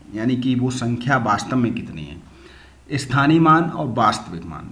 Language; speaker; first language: Hindi; native; Hindi